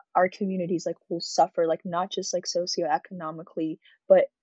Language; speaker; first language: English; early bilingual, other home language; Arabic